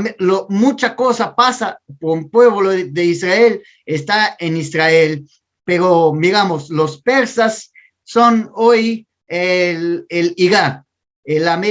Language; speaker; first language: Spanish; non-native, learner; Portuguese